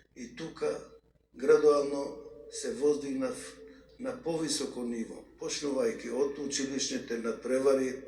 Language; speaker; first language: Macedonian; non-native, local second language; Albanian